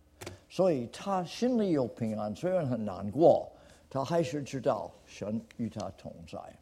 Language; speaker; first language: Chinese; non-native, fluent; English